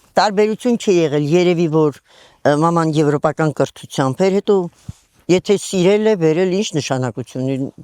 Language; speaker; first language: Armenian; native; Armenian